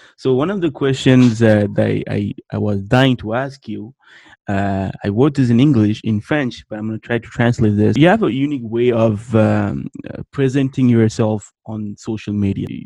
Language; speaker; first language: English; non-native, fluent; French